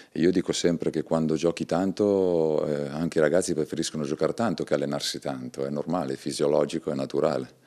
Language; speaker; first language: Italian; native; Italian